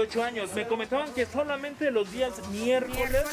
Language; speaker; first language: Spanish; native; Spanish